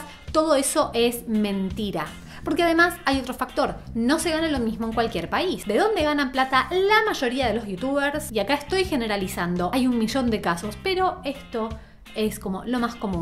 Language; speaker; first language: Spanish; native; Spanish